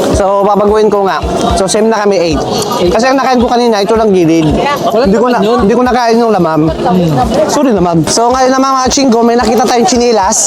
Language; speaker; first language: Filipino; native; Filipino